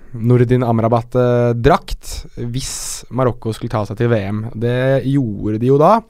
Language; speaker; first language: Norwegian; early bilingual, other home language; Arabic